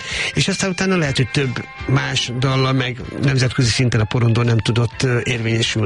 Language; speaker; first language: Hungarian; native; Hungarian